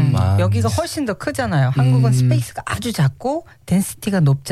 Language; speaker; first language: Korean; native; Korean